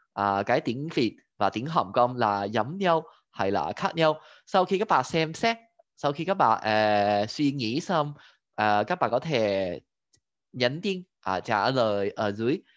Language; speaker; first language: Vietnamese; non-native, fluent; Cantonese